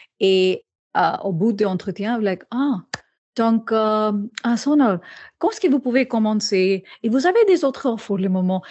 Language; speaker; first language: French; non-native, learner; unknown